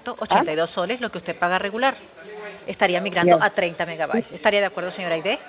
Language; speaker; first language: Spanish; native; Spanish